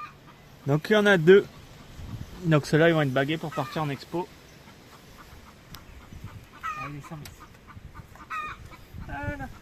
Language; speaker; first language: French; native; French